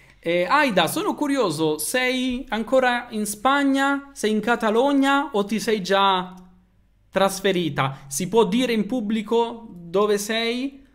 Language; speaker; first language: Italian; native; Italian